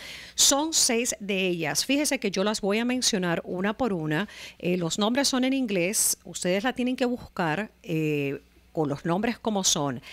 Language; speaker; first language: Spanish; native; Spanish